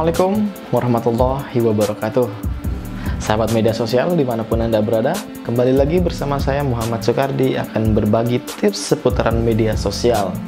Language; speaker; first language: Indonesian; native; Indonesian